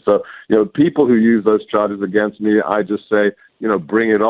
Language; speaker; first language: English; native; English